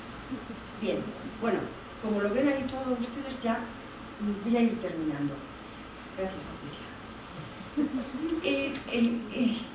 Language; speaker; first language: Spanish; native; Spanish